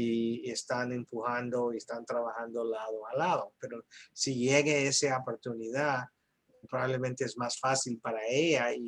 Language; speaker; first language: Spanish; early bilingual, heritage; English